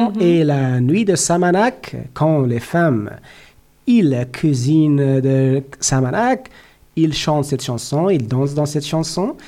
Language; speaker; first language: French; non-native, learner; Persian